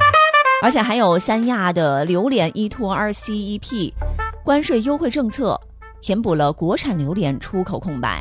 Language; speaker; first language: Chinese; native; Chinese